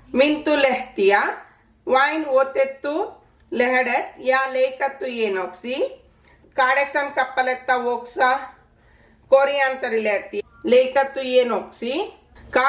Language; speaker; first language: Finnish; non-native, learner; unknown